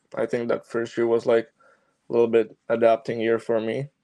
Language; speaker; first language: English; non-native, fluent; Slovak